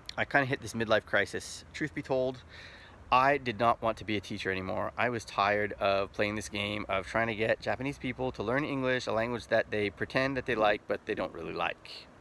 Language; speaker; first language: English; native; English